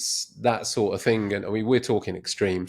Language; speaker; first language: English; native; English